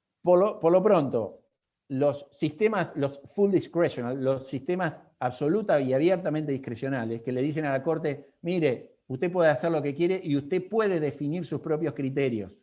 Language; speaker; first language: Spanish; native; Spanish